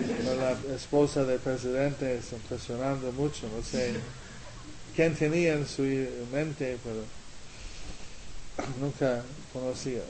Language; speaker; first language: Spanish; non-native, learner; English